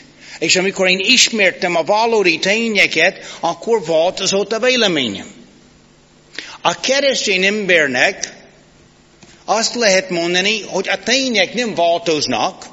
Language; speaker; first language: Hungarian; non-native, fluent; English